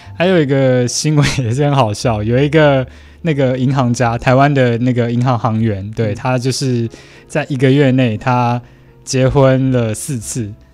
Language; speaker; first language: Chinese; native; Chinese